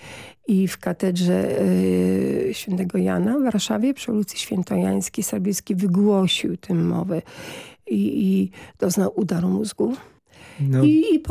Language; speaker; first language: Polish; native; Polish